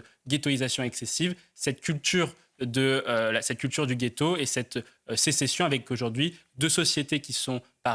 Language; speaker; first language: French; native; French